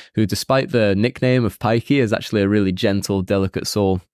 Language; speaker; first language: English; native; English